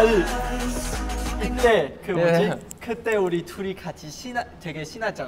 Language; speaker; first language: Korean; non-native, fluent; Chinese